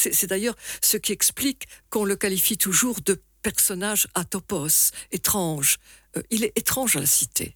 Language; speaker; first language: French; native; French